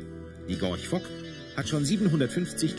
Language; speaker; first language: German; native; German